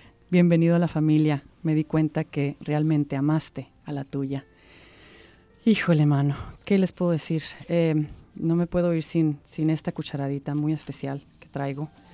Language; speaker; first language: Spanish; native; Spanish